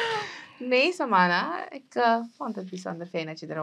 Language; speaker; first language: Dutch; native; Dutch